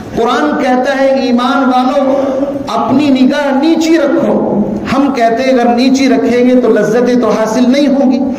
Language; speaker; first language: Urdu; native; Urdu